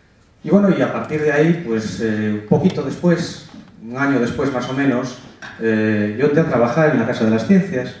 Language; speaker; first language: Spanish; native; Spanish